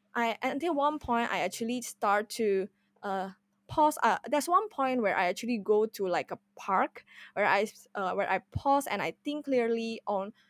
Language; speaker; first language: English; non-native, fluent; Indonesian